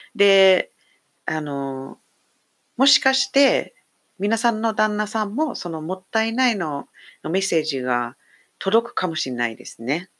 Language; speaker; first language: Japanese; non-native, fluent; English